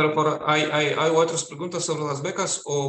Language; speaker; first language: Spanish; non-native, fluent; Russian